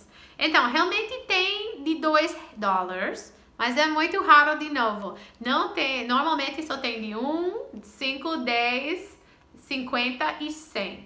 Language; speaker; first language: Portuguese; non-native, fluent; English